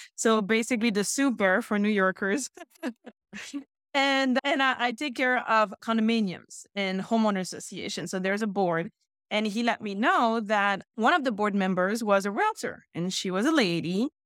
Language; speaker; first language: English; non-native, fluent; French